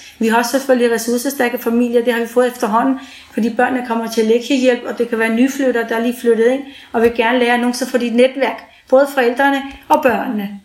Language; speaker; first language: Danish; early bilingual, other home language; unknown